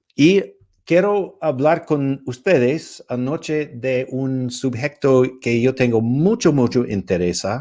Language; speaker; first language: Spanish; non-native, learner; English